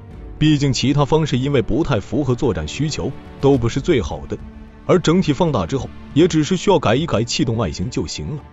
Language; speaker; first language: Chinese; native; Chinese